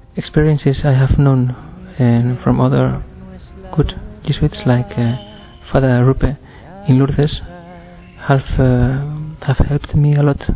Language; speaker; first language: English; non-native, fluent; Spanish